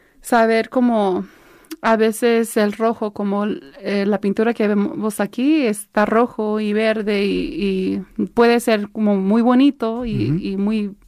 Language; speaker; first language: Spanish; early bilingual, heritage; Spanish